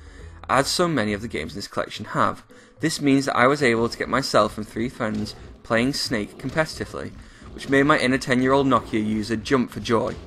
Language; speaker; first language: English; native; English